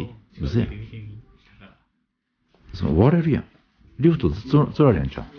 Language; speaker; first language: Japanese; native; Japanese